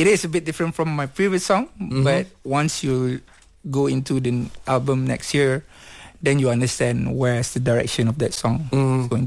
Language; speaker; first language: English; non-native, local second language; Malay